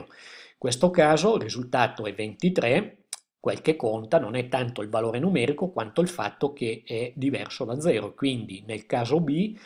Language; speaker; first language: Italian; native; Italian